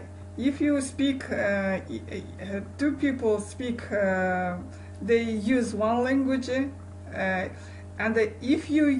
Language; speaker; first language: English; non-native, learner; Kazakh